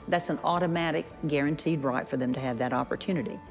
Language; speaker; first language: English; native; English